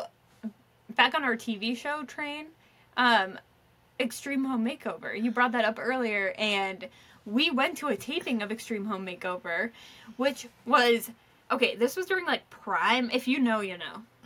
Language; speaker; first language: English; native; English